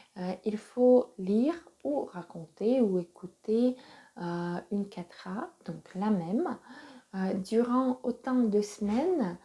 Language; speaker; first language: French; non-native, fluent; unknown